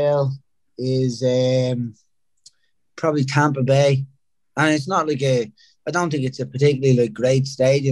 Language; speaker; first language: English; native; English